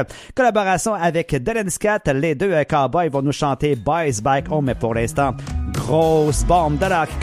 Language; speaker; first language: French; native; French